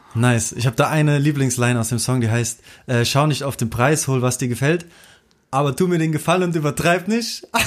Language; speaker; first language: German; native; German